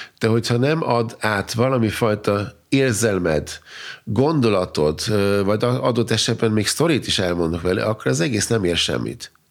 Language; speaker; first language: Hungarian; non-native, fluent; German